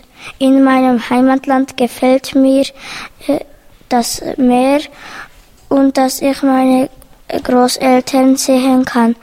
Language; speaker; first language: German; early bilingual, other home language; Turkish